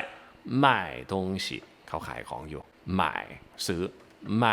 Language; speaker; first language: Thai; native; Thai